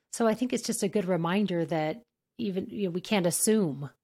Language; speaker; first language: English; native; English